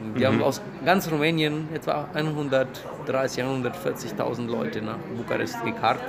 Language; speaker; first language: German; non-native, fluent; Romanian